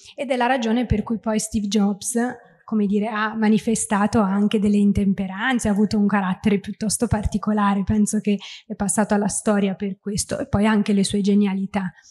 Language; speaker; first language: Italian; native; Italian